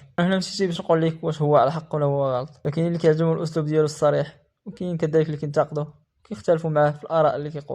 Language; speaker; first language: Arabic; native; Arabic